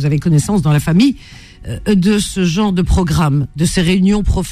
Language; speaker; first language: French; native; French